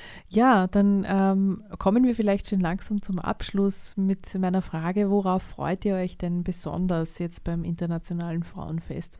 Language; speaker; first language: German; native; German